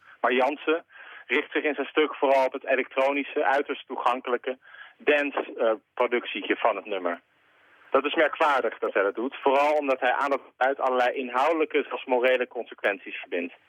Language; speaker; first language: Dutch; native; Dutch